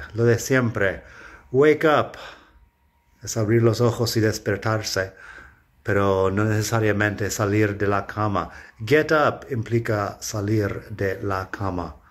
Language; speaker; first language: Spanish; non-native, fluent; English